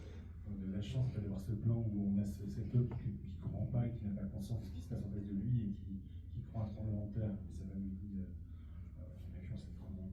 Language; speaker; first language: French; native; French